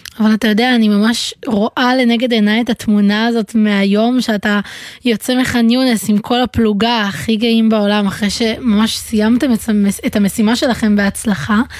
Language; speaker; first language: Hebrew; native; Hebrew